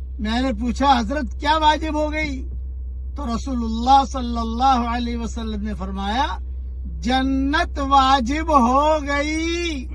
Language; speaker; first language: Urdu; native; Urdu